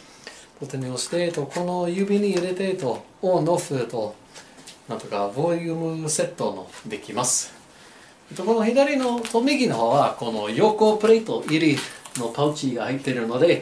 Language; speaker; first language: Japanese; non-native, learner; English